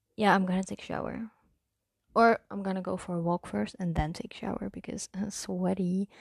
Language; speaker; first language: English; non-native, fluent; Dutch